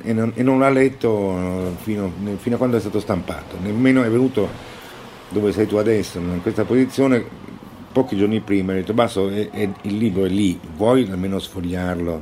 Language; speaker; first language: Italian; native; Italian